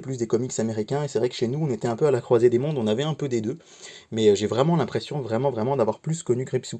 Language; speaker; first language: French; native; French